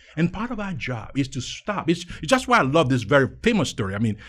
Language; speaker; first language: English; non-native, local second language; Yoruba